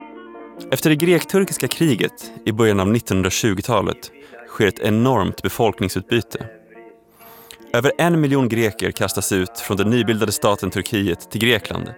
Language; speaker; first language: Swedish; native; Swedish